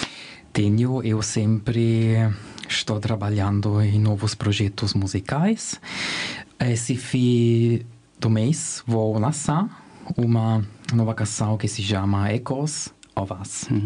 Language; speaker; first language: Portuguese; non-native, fluent; German